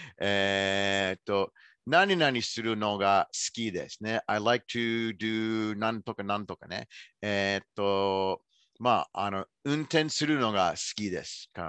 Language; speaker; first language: Japanese; non-native, fluent; English